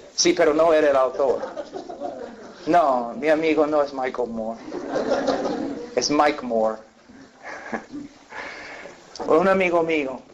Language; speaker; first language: Spanish; non-native, fluent; English